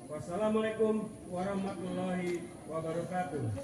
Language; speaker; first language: Indonesian; native; Indonesian